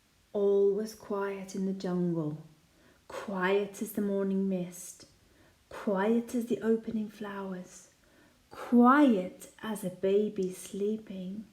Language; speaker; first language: English; non-native, fluent; Spanish